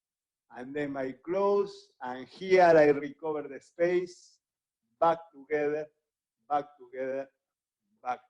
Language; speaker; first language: English; non-native, fluent; Spanish